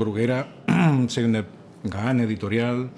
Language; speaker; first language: French; non-native, learner; Catalan